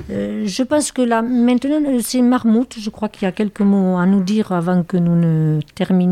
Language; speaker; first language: French; native; French